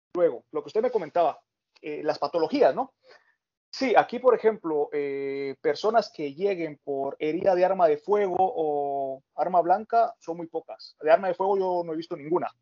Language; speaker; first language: Spanish; native; Spanish